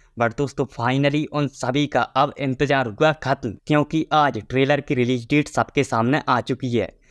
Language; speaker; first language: Hindi; native; Hindi